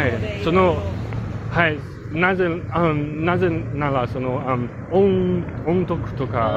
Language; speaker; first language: Japanese; non-native, learner; English